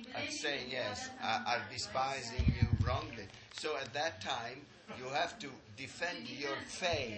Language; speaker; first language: English; non-native, learner; Italian